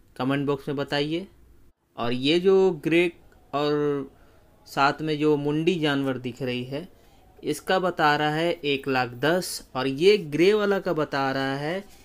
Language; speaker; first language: Hindi; native; Hindi